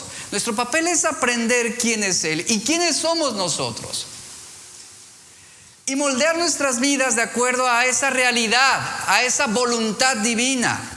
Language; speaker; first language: Spanish; native; Spanish